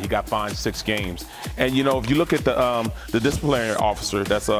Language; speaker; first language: English; native; English